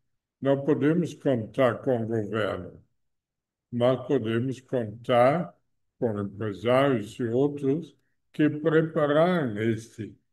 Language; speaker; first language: Portuguese; non-native, fluent; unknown